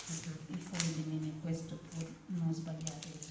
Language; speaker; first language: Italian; non-native, learner; Arabic